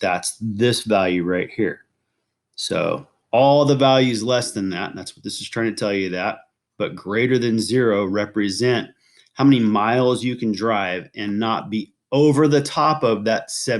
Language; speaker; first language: English; native; English